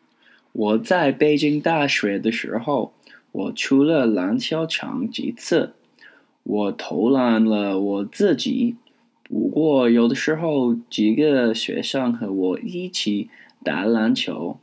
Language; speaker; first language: Chinese; non-native, learner; English